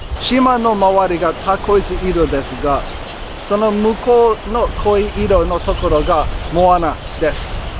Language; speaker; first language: Japanese; non-native, fluent; English